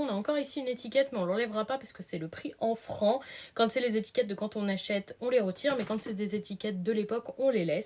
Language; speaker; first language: French; native; French